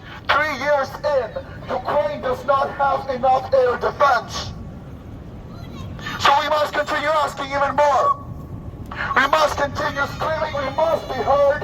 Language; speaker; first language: English; non-native, fluent; Ukrainian